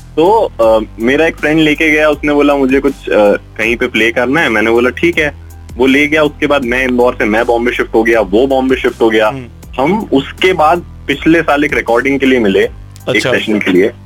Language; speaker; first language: Hindi; native; Hindi